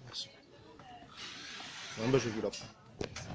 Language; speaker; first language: French; native; French